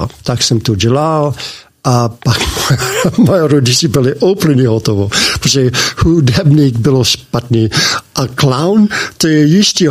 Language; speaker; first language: Czech; non-native, learner; English